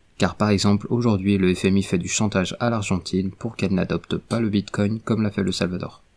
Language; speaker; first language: French; native; French